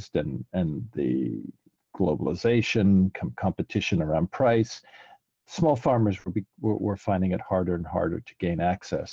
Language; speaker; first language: English; native; English